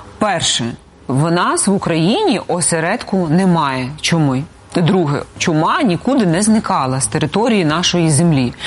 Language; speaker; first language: Ukrainian; native; Ukrainian